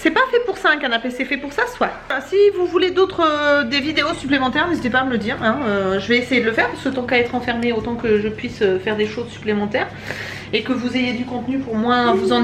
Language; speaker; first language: French; native; French